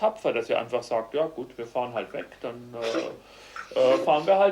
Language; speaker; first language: German; native; German